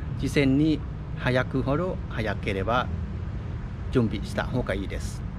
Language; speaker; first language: Japanese; non-native, learner; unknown